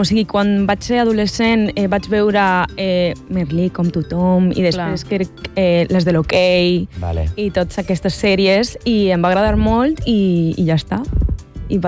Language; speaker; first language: Catalan; non-native, local second language; Spanish